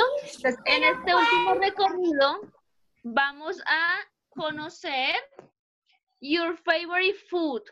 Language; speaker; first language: Spanish; native; Spanish